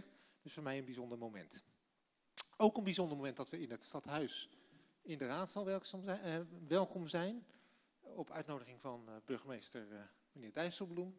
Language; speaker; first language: Dutch; native; Dutch